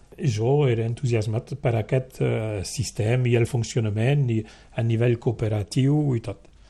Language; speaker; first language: Catalan; non-native, local second language; French